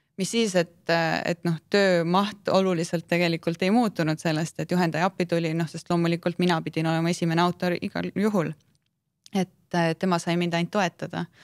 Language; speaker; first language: Estonian; native; Estonian